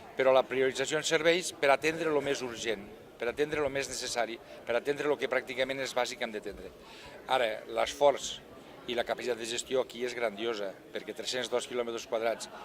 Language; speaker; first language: Catalan; native; Catalan